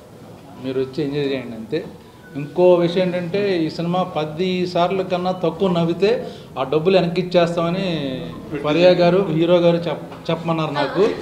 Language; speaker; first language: Telugu; native; Telugu